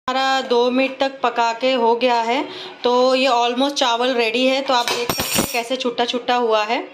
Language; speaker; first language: Hindi; native; Hindi